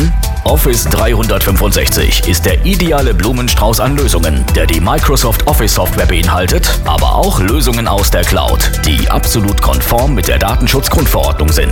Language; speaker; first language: German; native; German